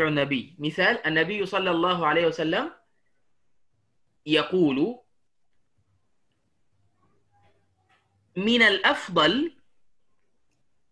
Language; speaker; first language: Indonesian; non-native, learner; Arabic